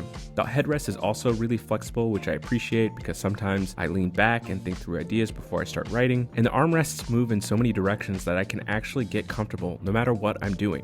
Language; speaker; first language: English; native; English